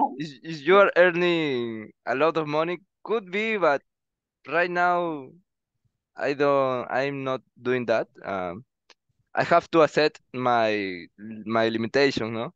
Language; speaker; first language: English; non-native, learner; Spanish